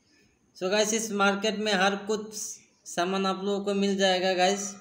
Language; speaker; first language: Hindi; non-native, local second language; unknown